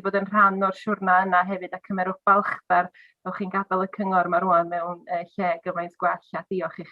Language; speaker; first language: Welsh; native; Welsh